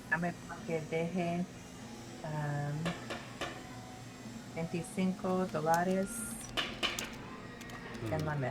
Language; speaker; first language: Spanish; non-native, learner; English